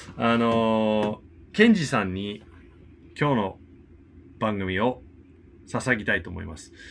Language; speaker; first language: Japanese; non-native, fluent; English